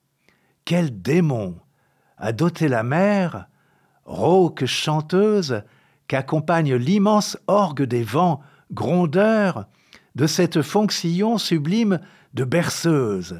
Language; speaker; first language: French; native; French